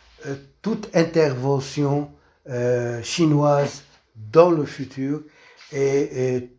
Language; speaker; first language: French; non-native, local second language; Arabic